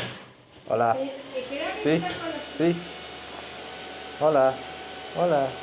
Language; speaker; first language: Spanish; non-native, learner; English